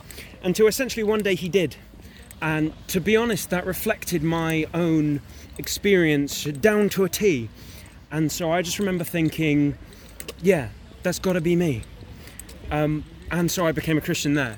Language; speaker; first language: English; native; English